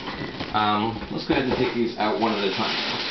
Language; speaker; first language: English; native; English